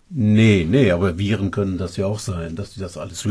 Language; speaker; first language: German; native; German